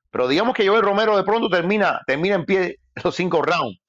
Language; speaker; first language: Spanish; native; Spanish